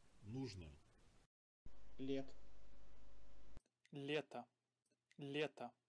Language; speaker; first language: Russian; non-native, learner; English